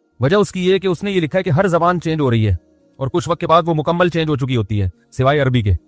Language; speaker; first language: Urdu; native; Urdu